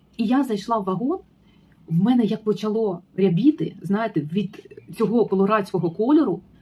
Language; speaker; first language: Ukrainian; native; Ukrainian